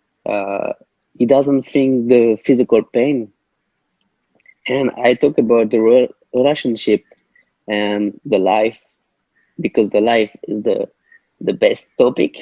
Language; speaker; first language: English; non-native, learner; French